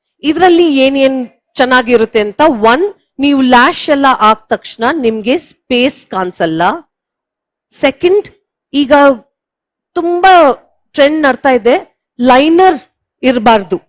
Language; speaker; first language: Kannada; non-native, learner; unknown